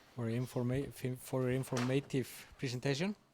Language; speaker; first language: English; non-native, fluent; Icelandic